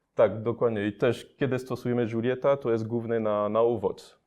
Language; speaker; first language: Polish; non-native, learner; French